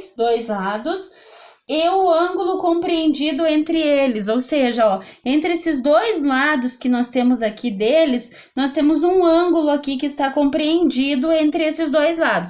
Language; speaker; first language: Portuguese; native; Portuguese